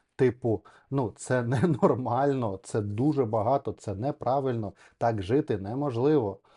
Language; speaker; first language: Ukrainian; non-native, local second language; Russian